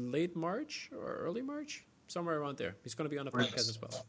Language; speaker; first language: English; non-native, fluent; German